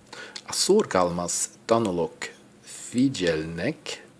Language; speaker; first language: Hungarian; non-native, learner; English